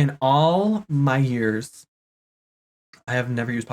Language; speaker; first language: English; native; English